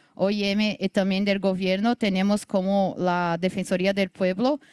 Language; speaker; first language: Spanish; non-native, learner; Portuguese